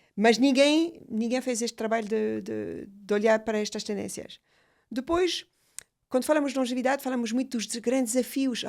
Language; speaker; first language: Portuguese; non-native, fluent; French